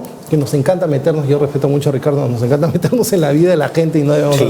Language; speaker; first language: Spanish; native; Spanish